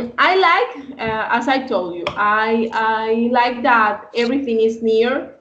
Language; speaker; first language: English; non-native, learner; Spanish